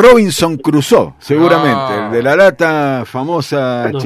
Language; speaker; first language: Spanish; native; Spanish